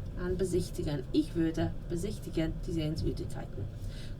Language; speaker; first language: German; non-native, fluent; English